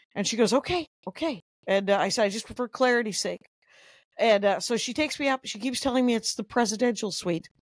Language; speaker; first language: English; native; English